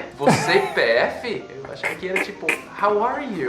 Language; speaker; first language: Portuguese; non-native, fluent; English